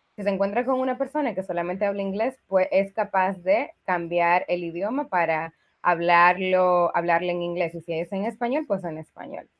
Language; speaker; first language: Spanish; native; Spanish